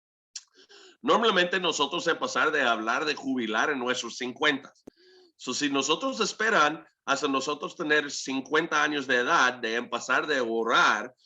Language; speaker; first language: Spanish; early bilingual, heritage; English